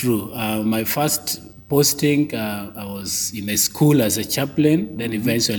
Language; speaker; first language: English; non-native, local second language; Acoli